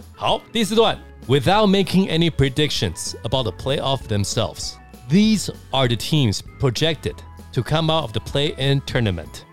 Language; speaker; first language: English; non-native, fluent; Chinese